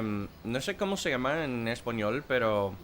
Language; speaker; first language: Spanish; non-native, fluent; English